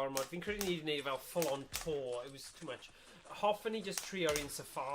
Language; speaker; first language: Welsh; native; Welsh